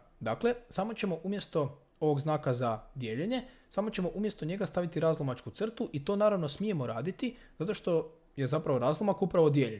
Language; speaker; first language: Croatian; native; Croatian